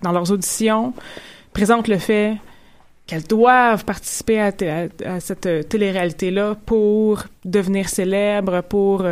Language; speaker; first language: French; native; French